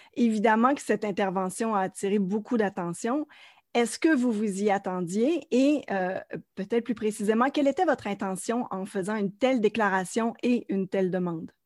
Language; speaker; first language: French; native; French